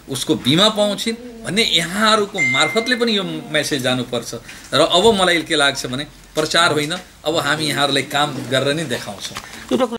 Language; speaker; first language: Nepali; non-native, local second language; Bhojpuri